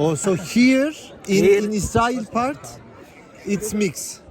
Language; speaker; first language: English; non-native, learner; Turkish